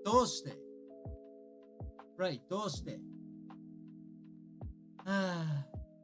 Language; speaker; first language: Japanese; non-native, learner; English